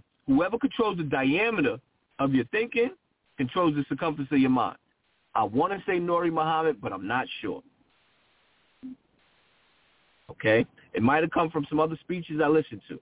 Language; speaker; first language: English; native; English